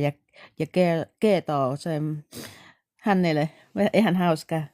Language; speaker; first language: Finnish; non-native, learner; Vietnamese